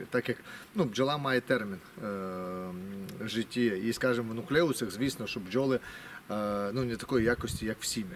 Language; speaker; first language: Ukrainian; non-native, local second language; Russian